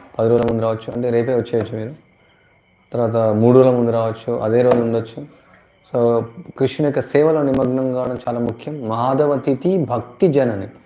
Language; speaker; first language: Telugu; native; Telugu